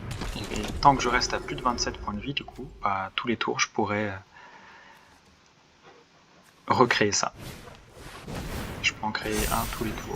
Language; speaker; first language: French; native; French